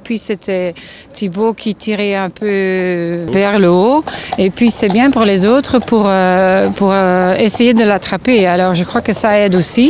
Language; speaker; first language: French; non-native, local second language; Dutch